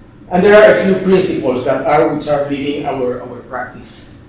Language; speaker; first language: English; non-native, fluent; Spanish